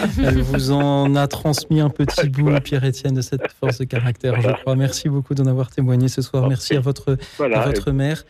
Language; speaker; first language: French; native; French